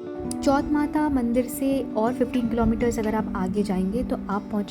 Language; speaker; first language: Hindi; native; Hindi